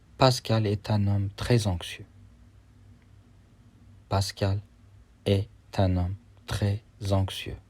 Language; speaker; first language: French; non-native, fluent; Turkish